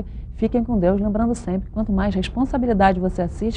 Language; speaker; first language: Portuguese; native; Portuguese